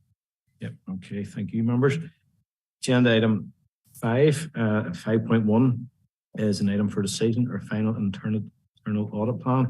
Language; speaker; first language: English; native; English